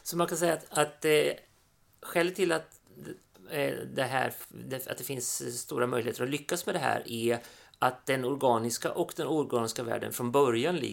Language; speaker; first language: Swedish; native; Swedish